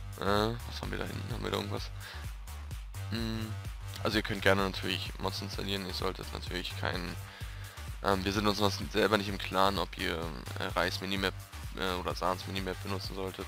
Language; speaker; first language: German; native; German